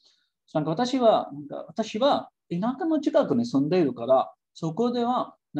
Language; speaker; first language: Japanese; non-native, fluent; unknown